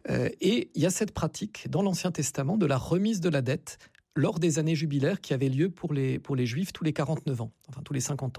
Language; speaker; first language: French; native; French